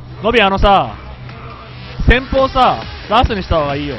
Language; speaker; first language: Japanese; native; Japanese